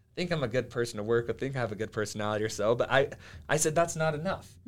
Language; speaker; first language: English; early bilingual, other home language; Finnish